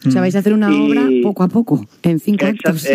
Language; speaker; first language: Spanish; native; Spanish